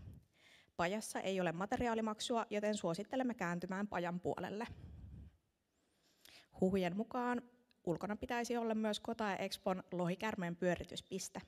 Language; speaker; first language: Finnish; native; Finnish